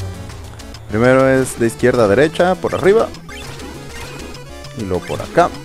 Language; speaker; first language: Spanish; native; Spanish